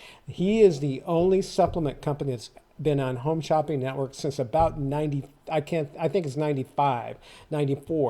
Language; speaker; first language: English; native; English